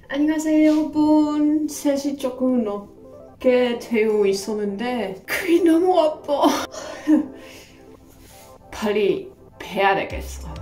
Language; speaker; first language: Korean; non-native, fluent; Dutch